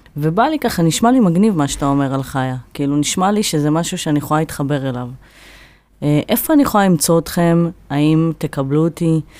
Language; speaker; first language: Hebrew; native; Hebrew